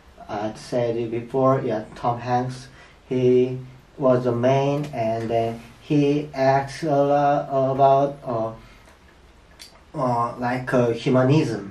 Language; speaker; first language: English; non-native, learner; Korean